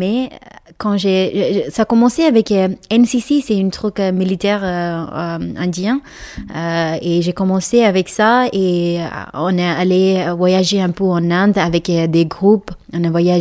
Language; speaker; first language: French; non-native, learner; Malayalam